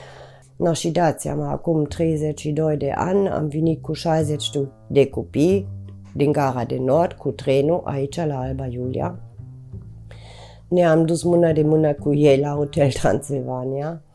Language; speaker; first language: Romanian; non-native, fluent; German